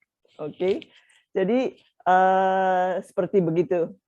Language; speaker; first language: Indonesian; non-native, fluent; Japanese